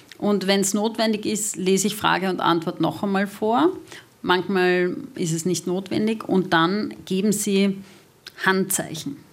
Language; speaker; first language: German; native; German